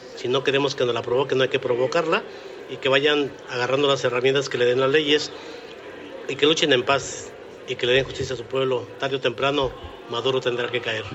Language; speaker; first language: Spanish; native; Spanish